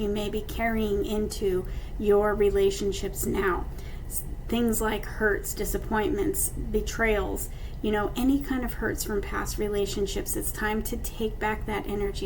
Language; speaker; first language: English; native; English